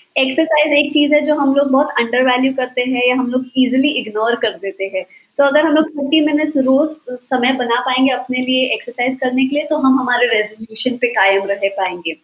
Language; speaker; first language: Hindi; native; Hindi